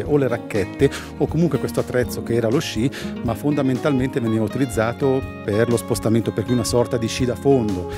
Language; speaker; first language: Italian; native; Italian